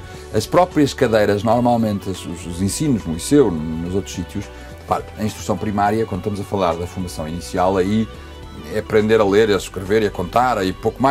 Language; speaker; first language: Portuguese; native; Portuguese